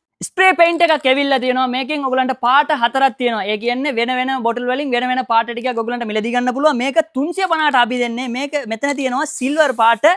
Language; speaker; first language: Sinhala; non-native, local second language; Tamil